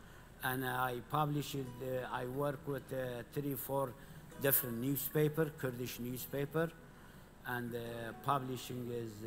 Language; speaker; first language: English; non-native, learner; Kurdish